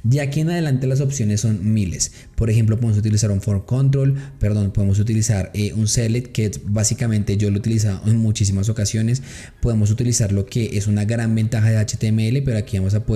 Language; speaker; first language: Spanish; native; Spanish